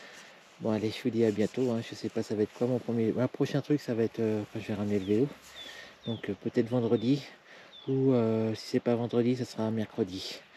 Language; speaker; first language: French; native; French